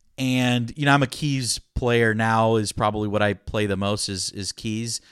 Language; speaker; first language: English; early bilingual, other home language; Spanish